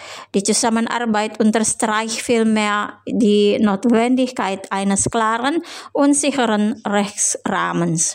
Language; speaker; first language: German; non-native, fluent; Indonesian